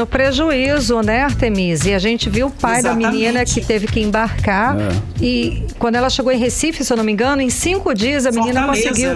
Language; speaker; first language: Portuguese; native; Portuguese